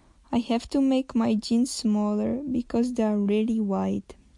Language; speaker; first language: English; non-native, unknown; Czech